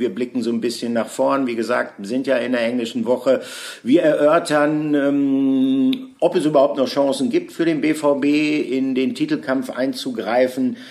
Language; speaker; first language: German; native; German